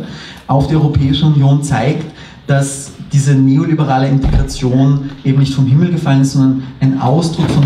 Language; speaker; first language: German; native; German